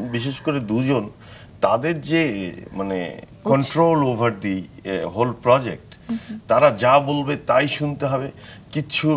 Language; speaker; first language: Bangla; native; Bangla